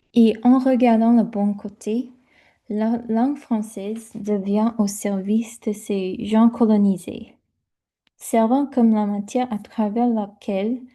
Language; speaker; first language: French; non-native, fluent; English